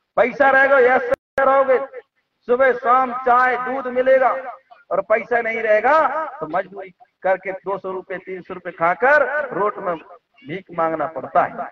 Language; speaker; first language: Hindi; native; Hindi